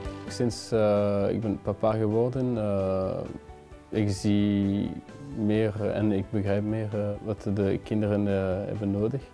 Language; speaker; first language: Dutch; non-native, local second language; French